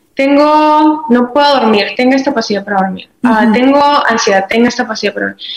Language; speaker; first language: Spanish; native; Spanish